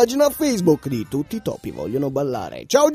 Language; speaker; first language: Italian; native; Italian